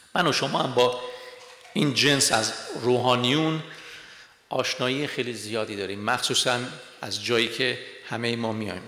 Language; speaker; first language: Persian; non-native, local second language; Armenian